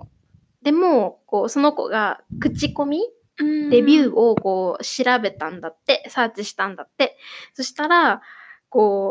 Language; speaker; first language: Japanese; native; Japanese